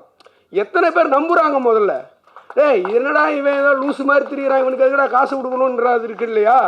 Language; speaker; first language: Tamil; native; Tamil